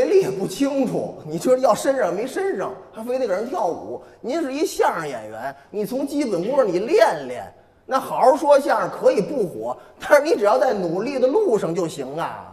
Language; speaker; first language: Chinese; native; Chinese